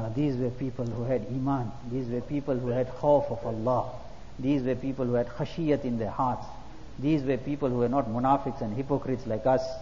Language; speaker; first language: English; native; English